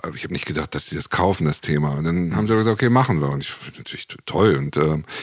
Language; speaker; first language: German; native; German